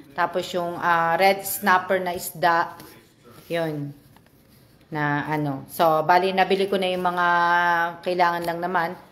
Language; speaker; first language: Filipino; native; Filipino